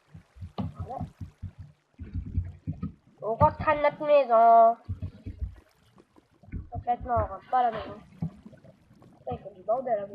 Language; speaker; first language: French; native; French